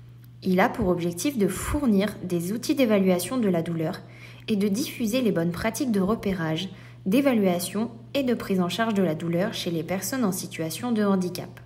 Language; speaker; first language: French; native; French